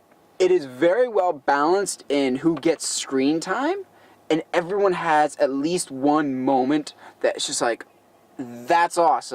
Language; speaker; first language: English; native; English